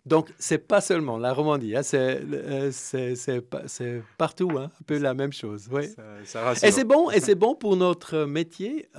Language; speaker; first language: French; non-native, fluent; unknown